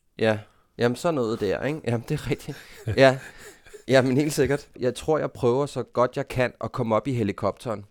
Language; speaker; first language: Danish; native; Danish